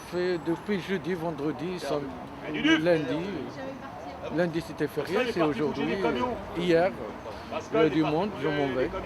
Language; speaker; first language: French; native; French